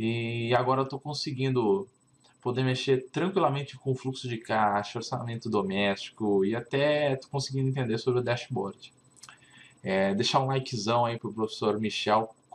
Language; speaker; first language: Portuguese; native; Portuguese